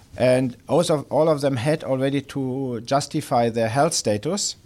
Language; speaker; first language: English; non-native, fluent; German